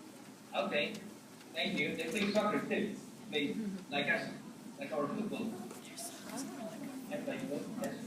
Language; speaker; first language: English; non-native, fluent; Spanish